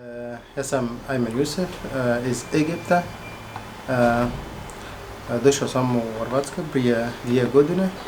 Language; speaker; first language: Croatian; non-native, learner; Arabic